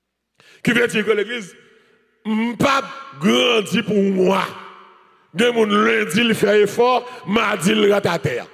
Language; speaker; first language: French; non-native, learner; Haitian Creole